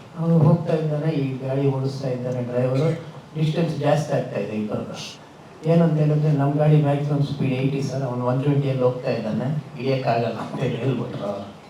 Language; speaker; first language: Kannada; native; Kannada